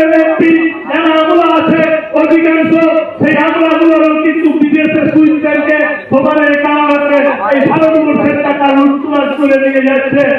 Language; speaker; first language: Bangla; native; Bangla